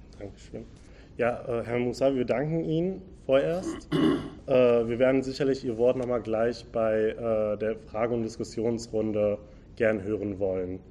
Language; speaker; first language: German; native; German